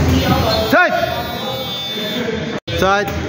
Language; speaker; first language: German; non-native, learner; Russian